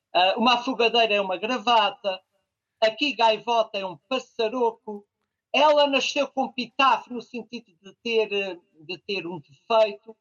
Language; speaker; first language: Portuguese; native; Portuguese